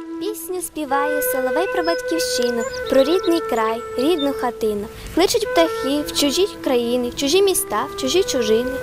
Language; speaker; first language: Ukrainian; non-native, local second language; Russian